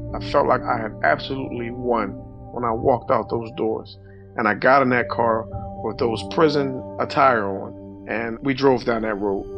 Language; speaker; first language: English; native; English